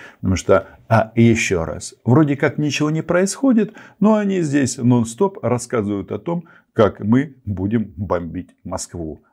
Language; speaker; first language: Russian; non-native, local second language; Ukrainian